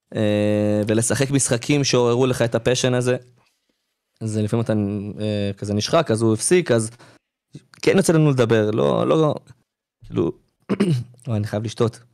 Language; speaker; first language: Hebrew; native; Hebrew